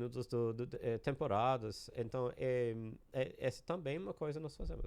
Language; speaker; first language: Portuguese; non-native, learner; English